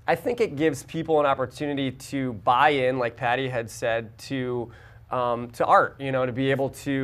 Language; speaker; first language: English; native; English